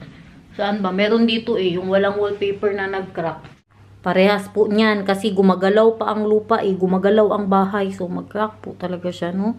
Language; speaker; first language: Filipino; non-native, local second language; Cebuano